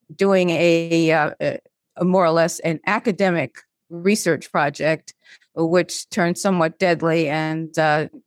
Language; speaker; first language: English; native; English